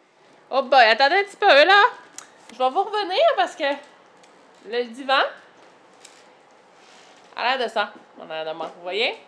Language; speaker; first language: French; native; French